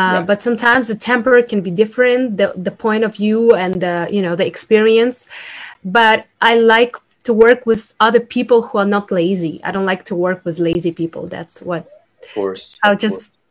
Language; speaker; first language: English; non-native, fluent; Ukrainian